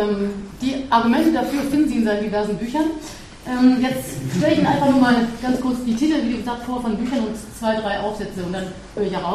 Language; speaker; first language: German; native; German